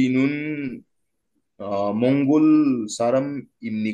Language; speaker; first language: Korean; non-native, learner; Nepali